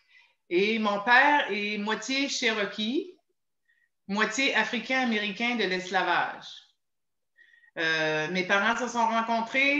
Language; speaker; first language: French; native; French